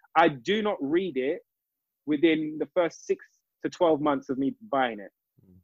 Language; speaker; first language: English; native; English